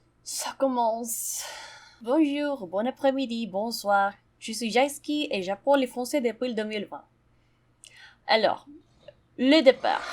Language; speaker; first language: French; non-native, fluent; Spanish